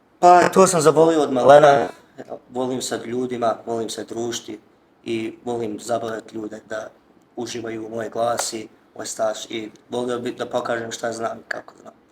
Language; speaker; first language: Bosnian; early bilingual, heritage; Bosnian